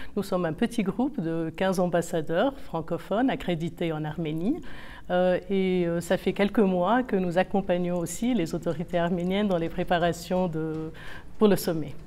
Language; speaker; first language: French; non-native, local second language; Arabic